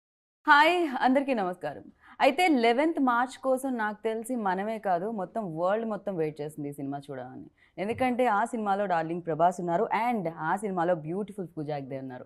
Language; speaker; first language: Telugu; native; Telugu